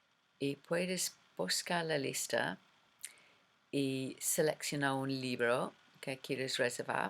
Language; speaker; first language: Spanish; non-native, learner; English